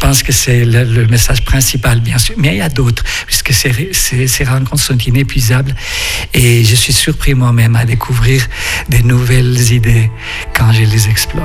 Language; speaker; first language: French; non-native, fluent; Spanish